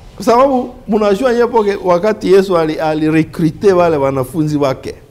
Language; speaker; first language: French; non-native, local second language; Swahili